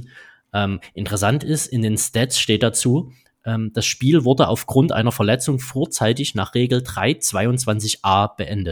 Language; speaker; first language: German; native; German